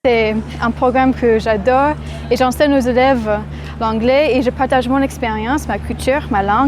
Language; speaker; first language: French; non-native, fluent; English